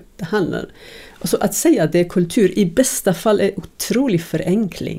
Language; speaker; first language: Swedish; non-native, fluent; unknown